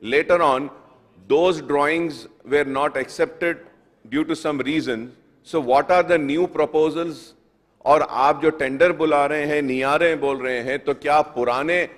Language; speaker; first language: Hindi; non-native, local second language; Urdu